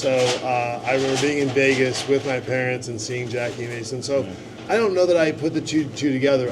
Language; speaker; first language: English; native; English